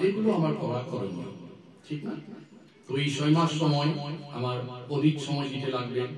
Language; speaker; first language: Bangla; non-native, learner; Assamese